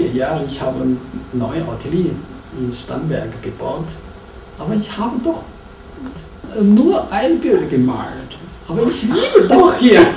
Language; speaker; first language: German; non-native, learner; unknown